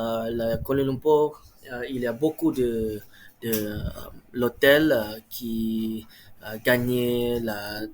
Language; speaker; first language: French; non-native, learner; Malay